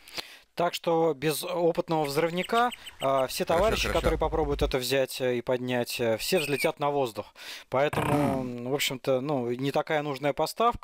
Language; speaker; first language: Russian; native; Russian